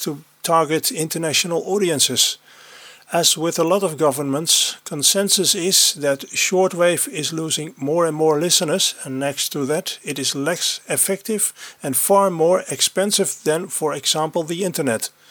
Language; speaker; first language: English; non-native, fluent; Dutch